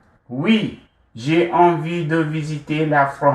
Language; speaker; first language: French; non-native, fluent; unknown